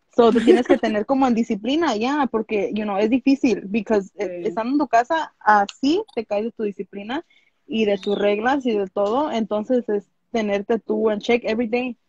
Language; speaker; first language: Spanish; early bilingual, heritage; Spanish